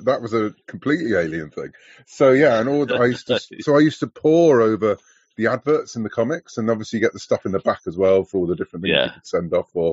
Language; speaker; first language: English; native; English